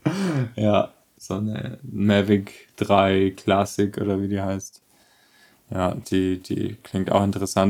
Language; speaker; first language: German; native; German